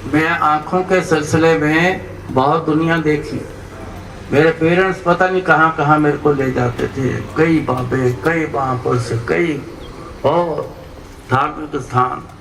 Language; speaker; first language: Hindi; non-native, local second language; Punjabi